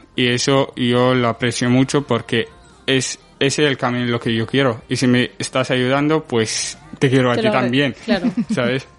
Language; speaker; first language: Spanish; non-native, fluent; Arabic